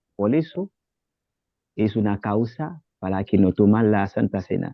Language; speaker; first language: Spanish; non-native, learner; Haitian Creole